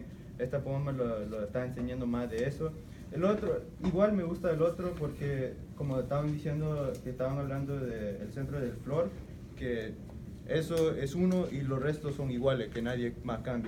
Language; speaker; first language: Spanish; early bilingual, heritage; Spanish